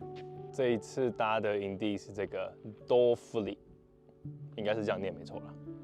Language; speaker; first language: Chinese; native; Chinese